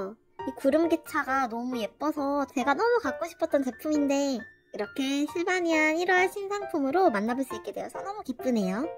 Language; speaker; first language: Korean; native; Korean